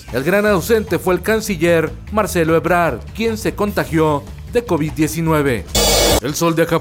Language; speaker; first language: Spanish; native; Spanish